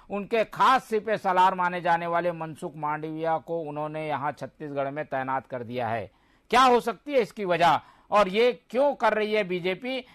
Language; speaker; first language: Hindi; native; Hindi